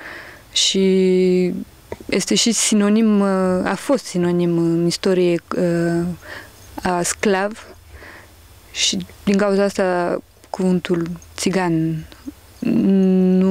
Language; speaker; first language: Romanian; early bilingual, heritage; Romanian